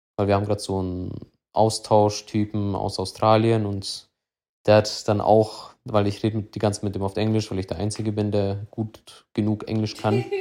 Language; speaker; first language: German; early bilingual, other home language; Russian